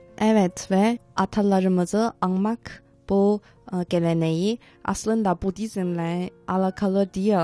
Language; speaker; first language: Turkish; non-native, fluent; Chinese